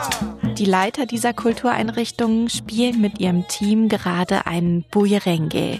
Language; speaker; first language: German; native; German